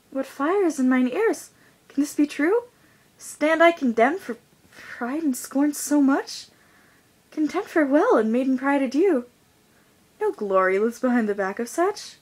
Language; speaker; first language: English; native; English